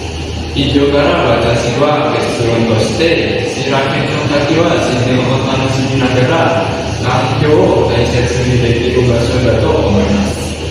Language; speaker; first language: Japanese; non-native, learner; Indonesian